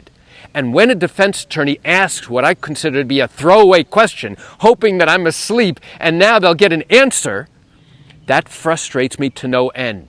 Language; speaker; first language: English; native; English